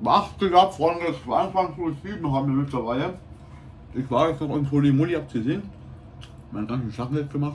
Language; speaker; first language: German; native; German